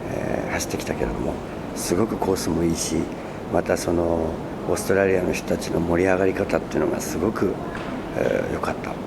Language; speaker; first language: Japanese; native; Japanese